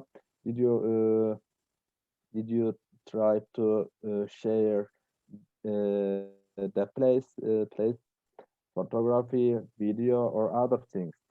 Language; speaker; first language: English; non-native, learner; Turkish